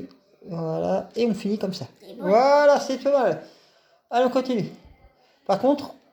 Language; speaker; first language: French; native; French